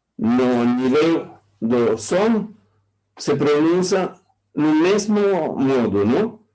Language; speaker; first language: Portuguese; non-native, fluent; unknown